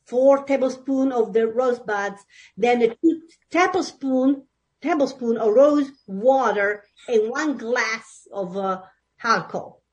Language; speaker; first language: English; non-native, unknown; Italian